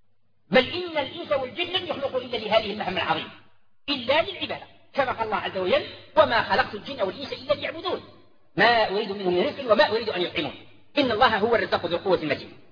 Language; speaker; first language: Arabic; native; Arabic